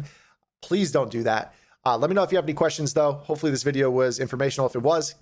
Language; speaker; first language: English; native; English